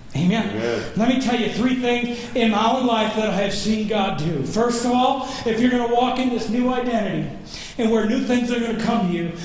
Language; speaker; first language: English; native; English